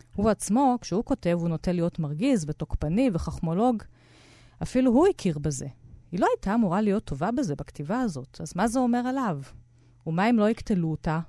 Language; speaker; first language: Hebrew; native; Hebrew